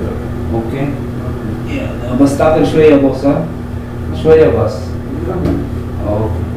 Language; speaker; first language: Arabic; non-native, learner; Filipino